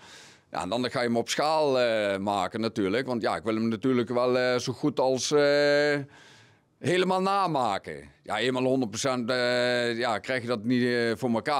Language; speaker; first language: Dutch; native; Dutch